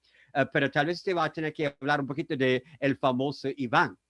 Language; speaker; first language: Spanish; non-native, fluent; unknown